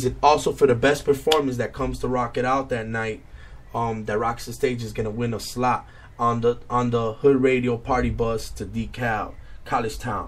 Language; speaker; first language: English; native; English